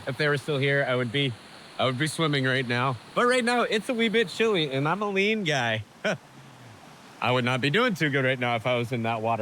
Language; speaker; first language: English; native; English